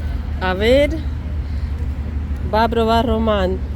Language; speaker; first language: Spanish; non-native, fluent; Russian